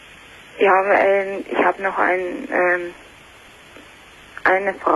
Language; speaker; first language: German; non-native, learner; Russian